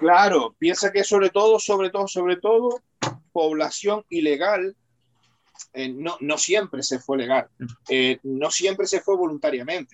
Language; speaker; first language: Spanish; native; Spanish